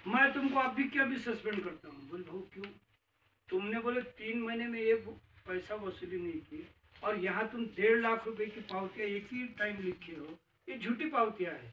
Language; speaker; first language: Hindi; non-native, local second language; Marathi